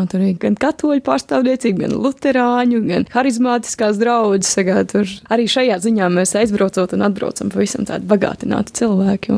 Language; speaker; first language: Latvian; native; Latvian